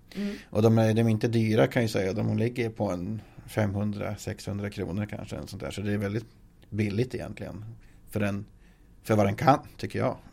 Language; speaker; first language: Swedish; native; Swedish